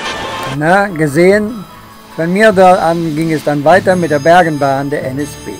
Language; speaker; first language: German; native; German